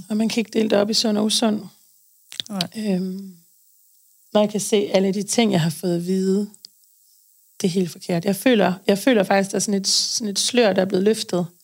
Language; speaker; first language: Danish; native; Danish